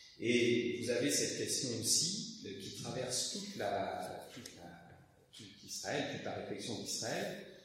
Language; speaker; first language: French; native; French